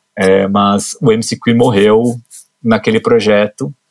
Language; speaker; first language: Portuguese; native; Portuguese